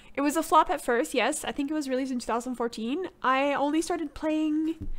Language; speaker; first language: English; native; English